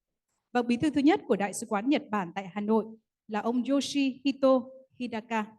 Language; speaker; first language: Vietnamese; native; Vietnamese